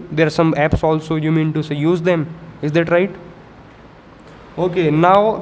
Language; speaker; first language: English; non-native, local second language; Hindi